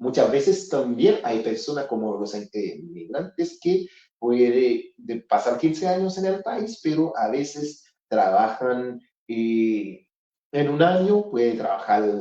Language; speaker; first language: Spanish; non-native, fluent; Haitian Creole